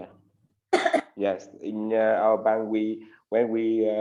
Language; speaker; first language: English; non-native, learner; Vietnamese